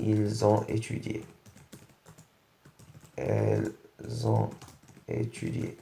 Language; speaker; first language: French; non-native, local second language; Arabic